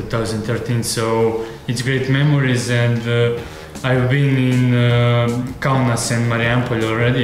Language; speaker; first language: English; non-native, fluent; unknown